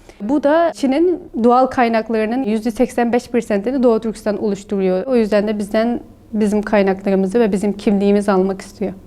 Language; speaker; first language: Turkish; non-native, fluent; Uyghur